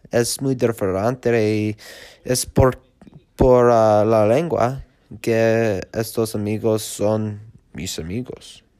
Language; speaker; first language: Spanish; non-native, learner; English